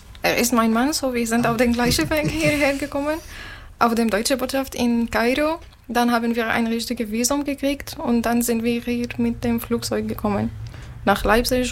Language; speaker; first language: German; non-native, learner; Arabic